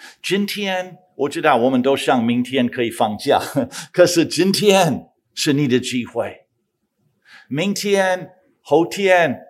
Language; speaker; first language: Chinese; non-native, fluent; English